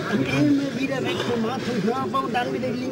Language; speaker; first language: German; native; German